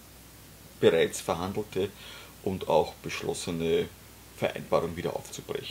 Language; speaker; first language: German; native; German